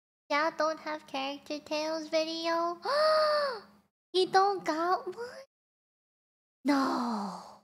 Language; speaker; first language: English; native; English